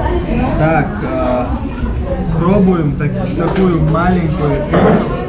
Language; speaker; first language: Russian; non-native, local second language; Chechen